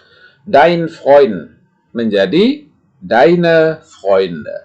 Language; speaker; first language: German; non-native, fluent; Indonesian